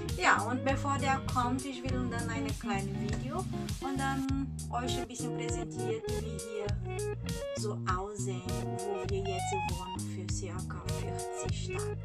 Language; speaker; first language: German; non-native, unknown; Portuguese